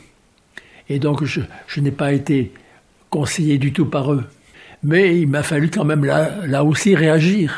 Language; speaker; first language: French; native; French